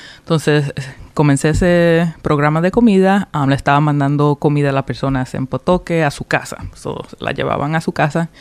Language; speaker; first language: Spanish; early bilingual, heritage; Spanish